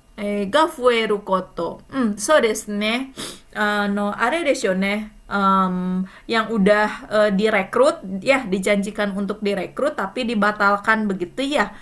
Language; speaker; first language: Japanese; non-native, fluent; Indonesian